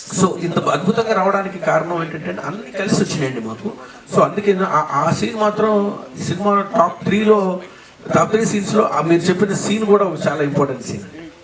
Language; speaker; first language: Telugu; native; Telugu